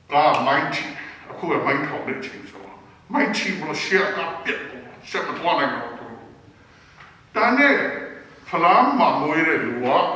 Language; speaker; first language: Burmese; non-native, local second language; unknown